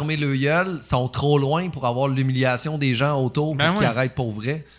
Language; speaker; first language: French; native; French